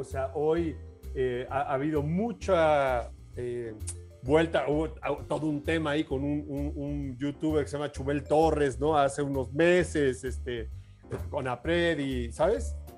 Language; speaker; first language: Spanish; native; Spanish